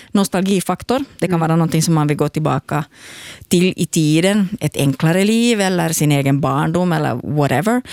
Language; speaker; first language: Swedish; native; Swedish